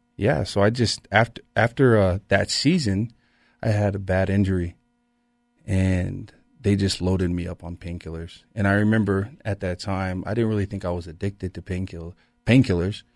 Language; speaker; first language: English; native; English